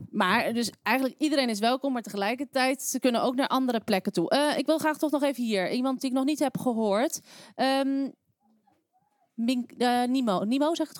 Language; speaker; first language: Dutch; native; Dutch